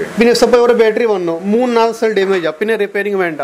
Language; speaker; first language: Malayalam; non-native, learner; Hindi